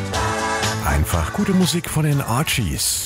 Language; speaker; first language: German; native; German